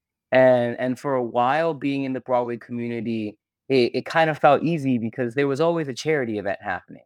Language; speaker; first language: English; native; English